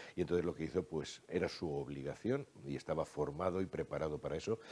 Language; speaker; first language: Spanish; native; Spanish